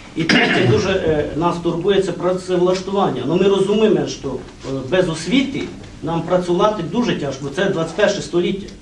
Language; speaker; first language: Ukrainian; non-native, local second language; Romany